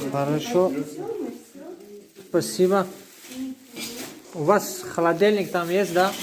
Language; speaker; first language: Russian; non-native, fluent; Tajik